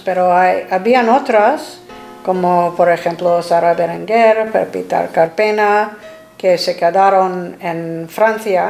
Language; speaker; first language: Spanish; non-native, fluent; English